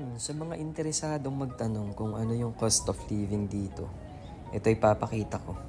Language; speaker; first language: Filipino; non-native, local second language; Iloko